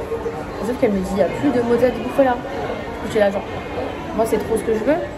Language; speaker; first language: French; native; French